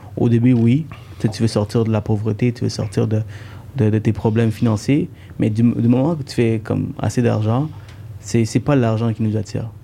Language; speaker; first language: French; early bilingual, other home language; Tamil